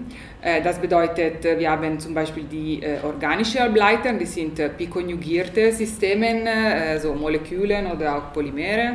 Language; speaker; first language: German; non-native, learner; Italian